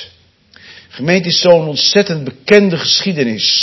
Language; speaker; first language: Dutch; native; Dutch